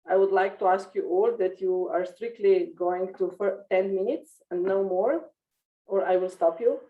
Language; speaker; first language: English; non-native, fluent; Slovenian